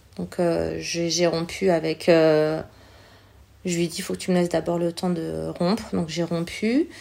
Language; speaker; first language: French; early bilingual, other home language; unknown